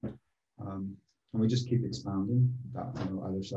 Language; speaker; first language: English; native; English